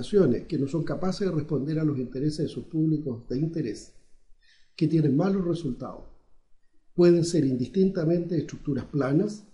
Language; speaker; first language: Spanish; native; Spanish